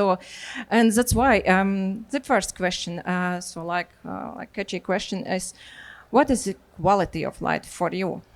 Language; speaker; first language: English; non-native, learner; Latvian